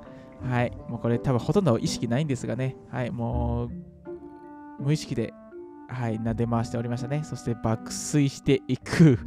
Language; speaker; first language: Japanese; native; Japanese